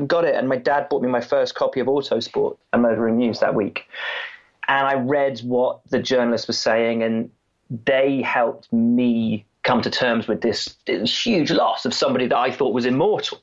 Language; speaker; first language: English; native; English